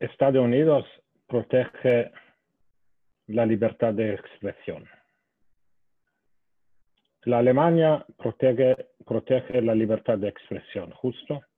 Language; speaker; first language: Spanish; non-native, fluent; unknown